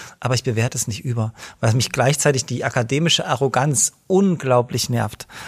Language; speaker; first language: German; native; German